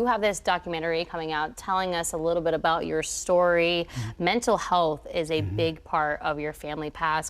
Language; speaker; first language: English; native; English